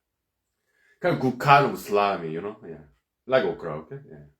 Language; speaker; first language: English; non-native, fluent; Korean